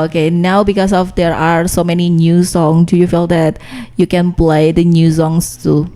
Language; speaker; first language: English; non-native, learner; Indonesian